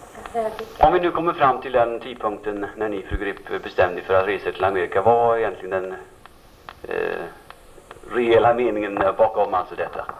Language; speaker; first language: Swedish; native; Swedish